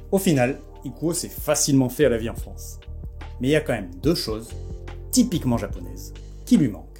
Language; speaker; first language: French; native; French